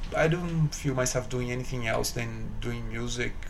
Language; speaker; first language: English; non-native, fluent; Portuguese